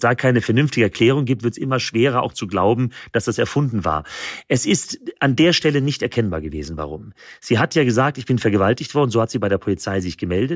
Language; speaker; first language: German; native; German